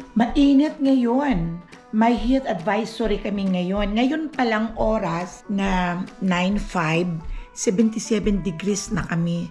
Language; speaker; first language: Filipino; native; Filipino